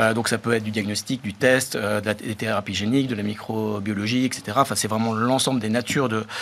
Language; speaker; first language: French; native; French